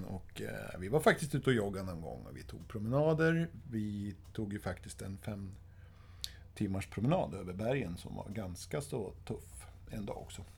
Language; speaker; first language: Swedish; native; Swedish